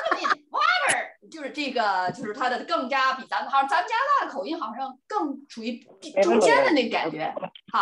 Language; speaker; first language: Chinese; native; Chinese